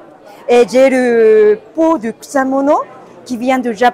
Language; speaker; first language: French; non-native, learner; Japanese